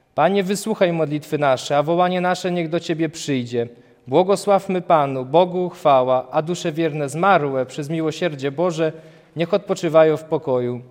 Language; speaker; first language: Polish; native; Polish